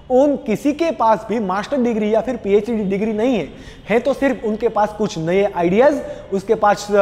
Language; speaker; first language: Hindi; non-native, local second language; Gujarati